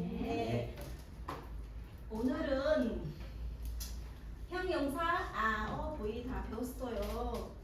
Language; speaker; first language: Korean; non-native, fluent; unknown